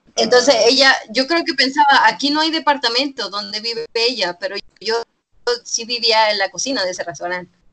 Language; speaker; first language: Spanish; native; Spanish